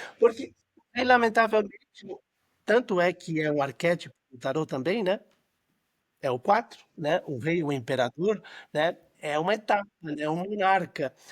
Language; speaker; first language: Portuguese; non-native, fluent; Spanish